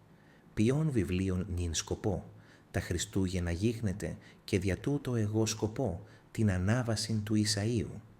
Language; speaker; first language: Greek; non-native, learner; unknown